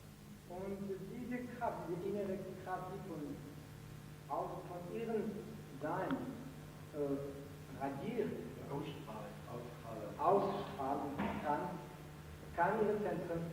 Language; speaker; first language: German; non-native, fluent; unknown